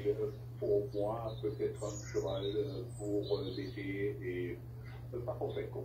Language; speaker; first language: French; non-native, fluent; German